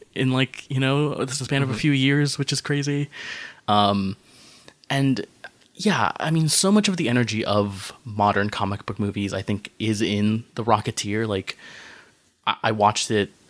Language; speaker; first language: English; native; English